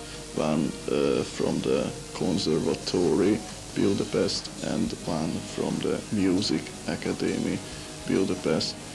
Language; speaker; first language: English; non-native, learner; Hungarian